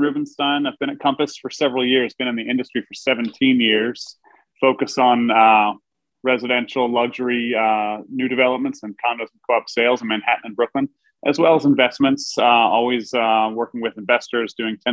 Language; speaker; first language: English; native; English